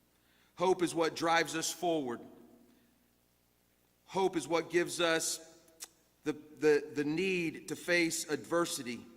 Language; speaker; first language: English; native; English